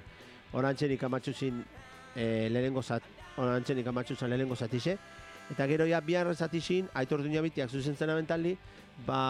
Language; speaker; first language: Basque; native; Basque